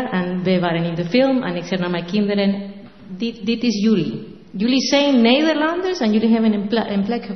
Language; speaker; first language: Dutch; non-native, learner; Spanish